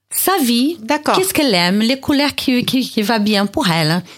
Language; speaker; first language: French; non-native, learner; Portuguese